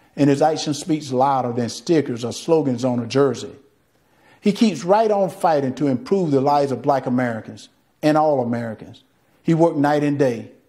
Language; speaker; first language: English; native; English